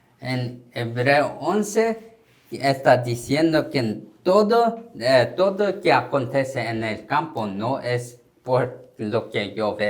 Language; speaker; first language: Spanish; non-native, learner; Korean